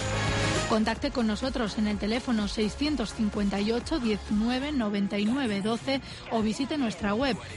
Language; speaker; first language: Spanish; native; Spanish